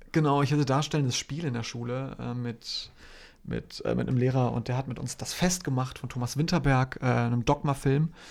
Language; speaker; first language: German; early bilingual, other home language; Polish